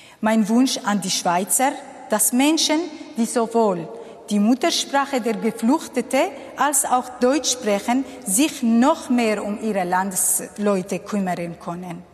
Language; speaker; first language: German; non-native, fluent; Kurdish